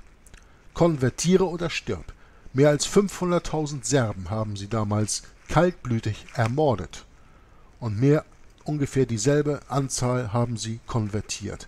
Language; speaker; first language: German; native; German